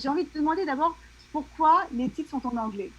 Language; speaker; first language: French; native; French